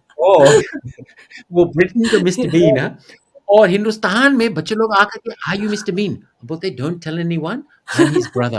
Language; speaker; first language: Hindi; non-native, fluent; English